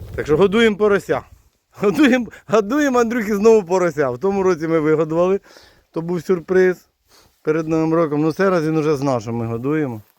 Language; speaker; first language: Ukrainian; native; Ukrainian